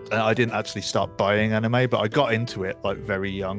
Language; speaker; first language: English; native; English